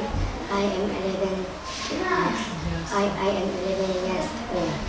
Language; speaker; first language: English; non-native, learner; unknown